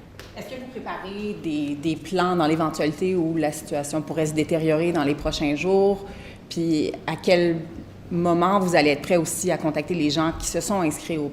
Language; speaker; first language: French; native; French